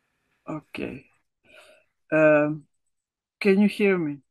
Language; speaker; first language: English; non-native, learner; Serbian